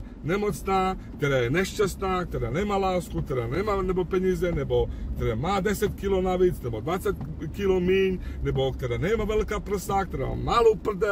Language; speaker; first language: Czech; non-native, fluent; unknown